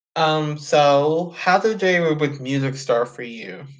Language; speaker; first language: English; native; English